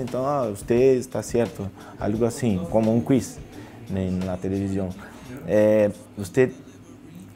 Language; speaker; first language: Spanish; non-native, learner; Portuguese